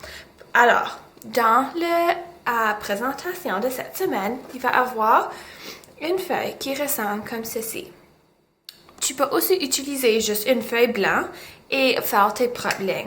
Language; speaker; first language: French; non-native, local second language; English